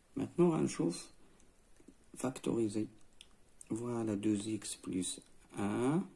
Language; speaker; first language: French; non-native, local second language; Arabic